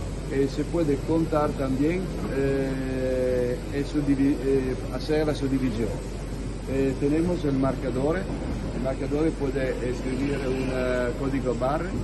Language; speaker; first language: Spanish; non-native, learner; Italian